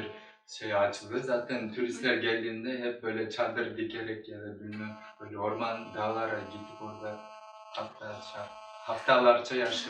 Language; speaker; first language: Turkish; non-native, learner; Kyrgyz